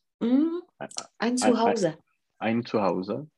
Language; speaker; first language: German; non-native, fluent; Czech